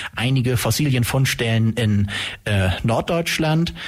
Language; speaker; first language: German; native; German